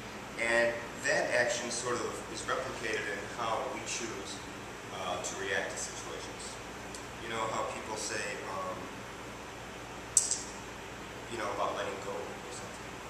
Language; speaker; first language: English; native; English